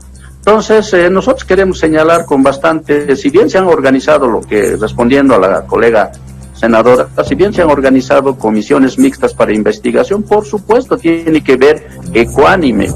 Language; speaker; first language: Spanish; native; Spanish